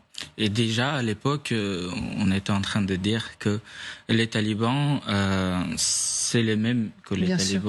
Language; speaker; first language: French; non-native, fluent; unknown